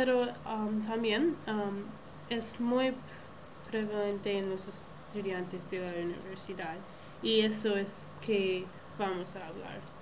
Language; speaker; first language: Spanish; non-native, learner; English